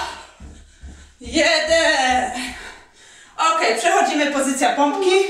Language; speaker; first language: Polish; native; Polish